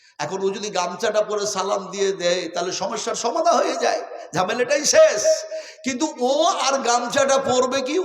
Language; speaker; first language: Bangla; non-native, local second language; Urdu